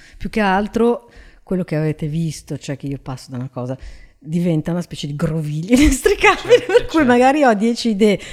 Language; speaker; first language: Italian; native; Italian